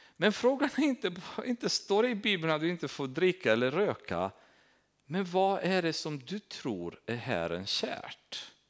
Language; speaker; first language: Swedish; non-native, fluent; Romanian